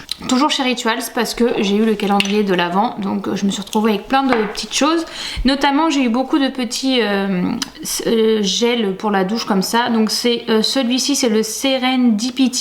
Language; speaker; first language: French; native; French